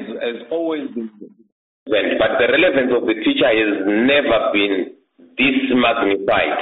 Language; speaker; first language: English; non-native, local second language; Shona